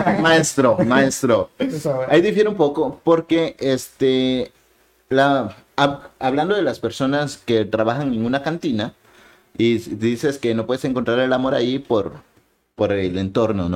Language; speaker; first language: Spanish; native; Spanish